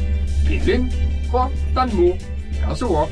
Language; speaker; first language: Chinese; non-native, learner; German